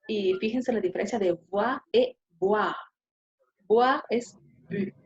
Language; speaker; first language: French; non-native, fluent; Spanish